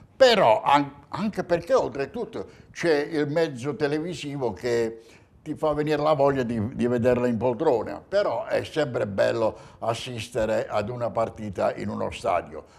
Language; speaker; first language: Italian; native; Italian